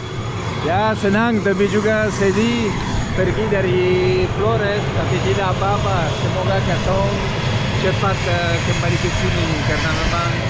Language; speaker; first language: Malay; non-native, fluent; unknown